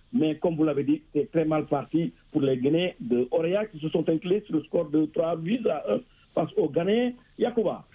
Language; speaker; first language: French; non-native, local second language; Wolof